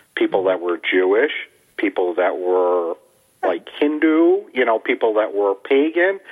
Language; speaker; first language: English; native; English